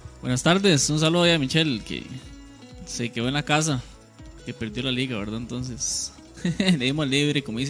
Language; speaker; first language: Spanish; native; Spanish